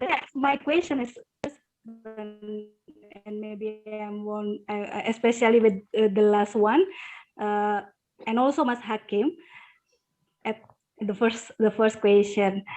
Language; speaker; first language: English; non-native, learner; Indonesian